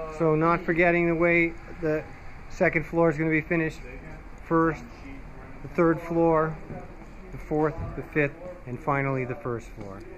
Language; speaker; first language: English; native; English